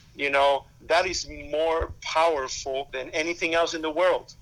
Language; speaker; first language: English; early bilingual, other home language; Spanish